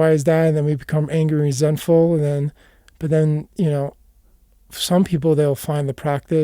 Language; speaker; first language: English; native; English